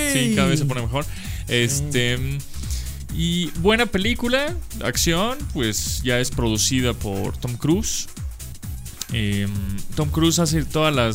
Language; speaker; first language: Spanish; native; Spanish